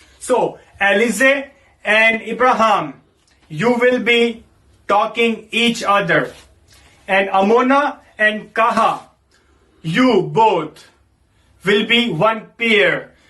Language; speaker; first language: English; non-native, fluent; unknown